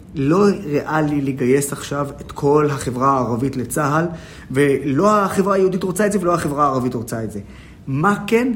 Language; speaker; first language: Hebrew; non-native, local second language; Arabic